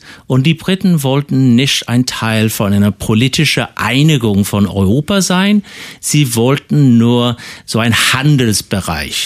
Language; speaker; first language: German; non-native, fluent; English